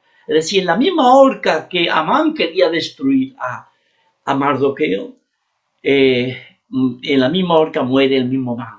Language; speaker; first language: Spanish; native; Spanish